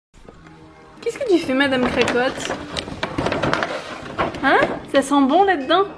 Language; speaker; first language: French; native; French